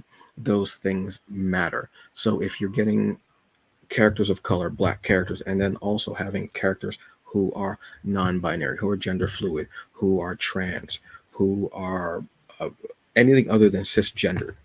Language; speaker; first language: English; native; English